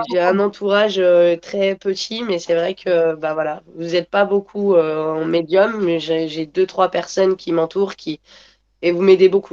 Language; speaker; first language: French; native; French